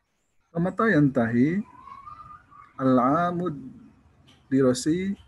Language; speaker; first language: Arabic; non-native, learner; Indonesian